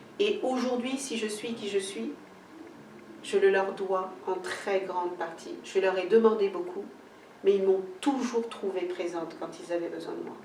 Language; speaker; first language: French; early bilingual, other home language; Kabuverdianu